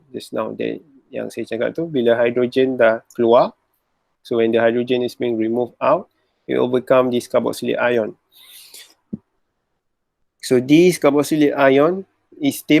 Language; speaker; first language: English; non-native, local second language; Malay